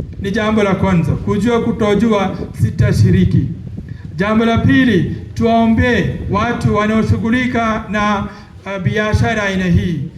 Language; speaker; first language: Swahili; non-native, fluent; Malayalam